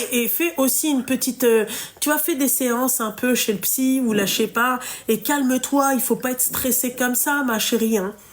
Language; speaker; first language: French; native; French